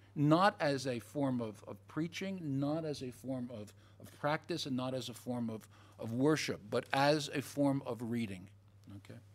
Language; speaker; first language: English; native; English